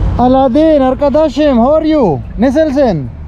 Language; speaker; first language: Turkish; non-native, learner; Urdu